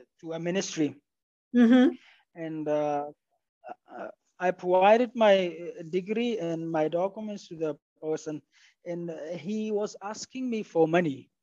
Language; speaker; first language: English; non-native, fluent; Pashto